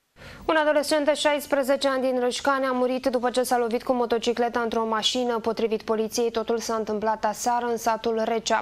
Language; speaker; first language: Romanian; native; Romanian